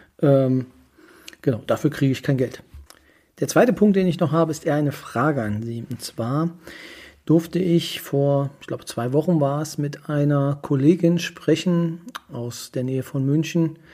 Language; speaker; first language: German; native; German